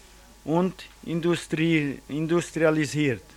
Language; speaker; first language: German; early bilingual, heritage; German